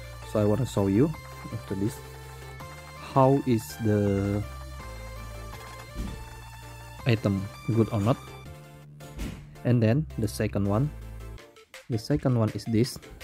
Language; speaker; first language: English; non-native, learner; Indonesian